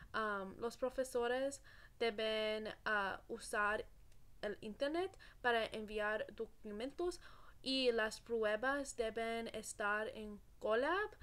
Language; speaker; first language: Spanish; non-native, learner; English